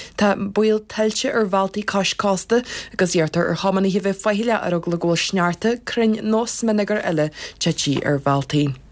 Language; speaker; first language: Irish; native; Irish